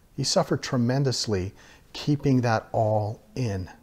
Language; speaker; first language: English; native; English